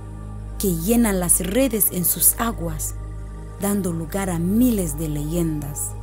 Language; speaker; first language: Spanish; native; Spanish